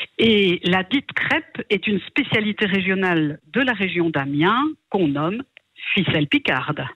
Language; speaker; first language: French; native; French